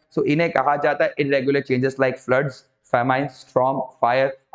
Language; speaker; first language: Hindi; native; Hindi